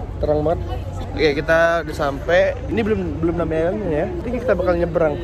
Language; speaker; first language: Indonesian; native; Indonesian